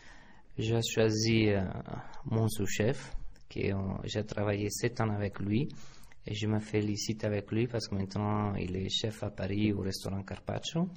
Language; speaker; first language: French; non-native, fluent; Italian